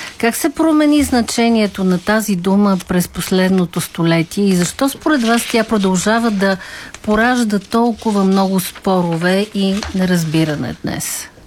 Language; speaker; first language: Bulgarian; native; Bulgarian